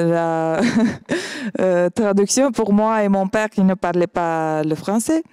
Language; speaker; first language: French; non-native, fluent; Romanian